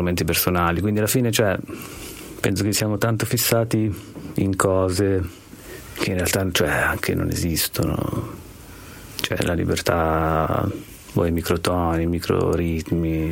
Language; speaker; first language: Italian; native; Italian